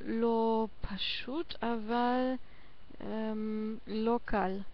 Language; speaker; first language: Hebrew; non-native, learner; German